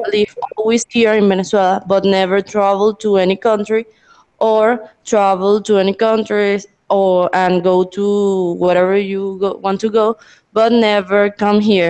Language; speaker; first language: English; non-native, learner; Spanish